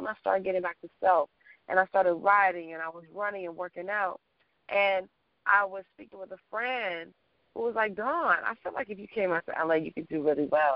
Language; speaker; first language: English; native; English